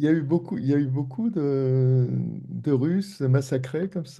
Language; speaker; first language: French; native; French